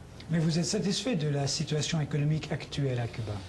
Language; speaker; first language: French; native; French